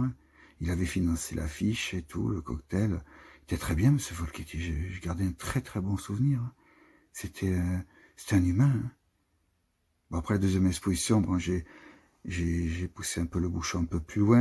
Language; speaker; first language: French; native; French